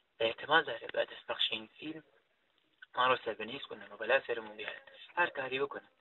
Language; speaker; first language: Persian; non-native, local second language; Kurdish